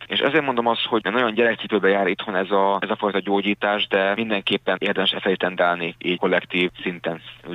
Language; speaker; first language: Hungarian; native; Hungarian